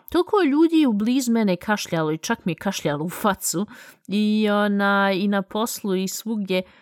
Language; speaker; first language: Bosnian; early bilingual, heritage; Bosnian